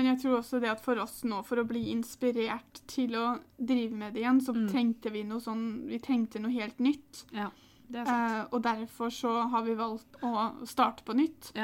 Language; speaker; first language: Norwegian; native; Norwegian